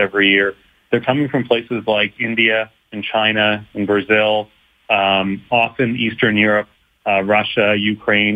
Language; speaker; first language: English; native; English